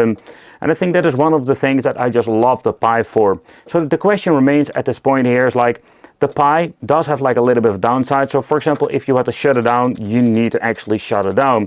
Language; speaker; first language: English; non-native, fluent; Dutch